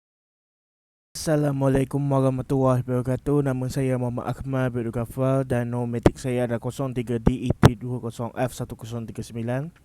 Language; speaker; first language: Malay; native; Malay